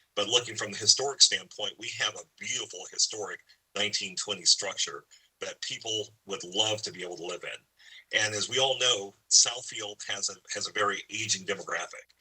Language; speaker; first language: English; native; English